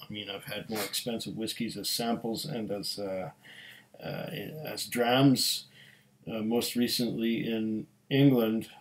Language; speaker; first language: English; native; English